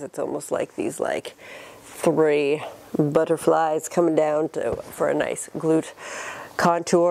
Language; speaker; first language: English; native; English